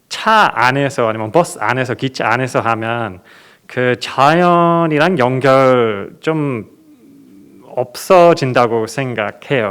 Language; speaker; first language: Korean; non-native, fluent; English